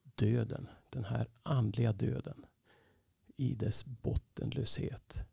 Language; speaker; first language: Swedish; native; Swedish